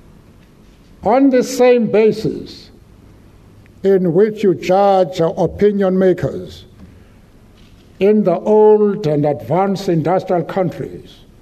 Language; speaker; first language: English; non-native, local second language; Xhosa